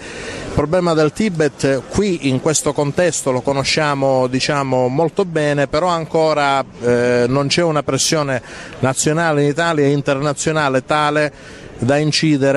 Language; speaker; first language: Italian; native; Italian